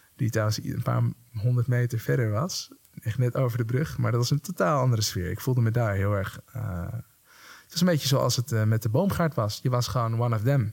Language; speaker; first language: Dutch; native; Dutch